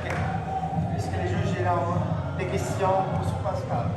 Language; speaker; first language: French; non-native, fluent; Spanish